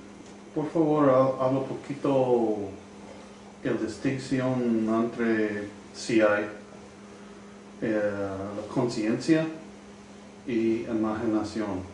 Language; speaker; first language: Spanish; non-native, learner; English